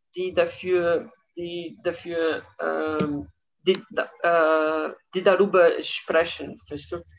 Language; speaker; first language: German; non-native, fluent; Portuguese